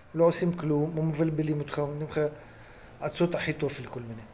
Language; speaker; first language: Hebrew; non-native, fluent; Russian